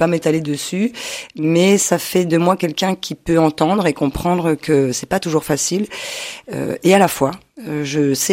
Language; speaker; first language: French; native; French